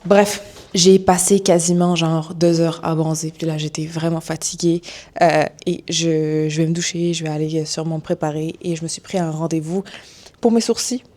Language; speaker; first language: French; early bilingual, other home language; Arabic